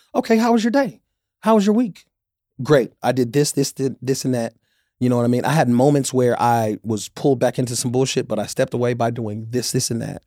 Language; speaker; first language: English; native; English